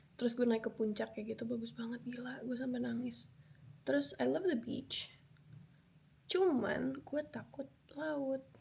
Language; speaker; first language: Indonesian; early bilingual, other home language; Spanish